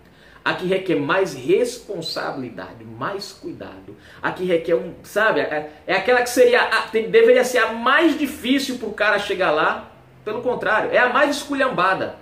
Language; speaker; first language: Portuguese; native; Portuguese